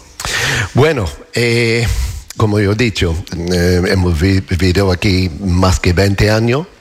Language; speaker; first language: Spanish; non-native, fluent; English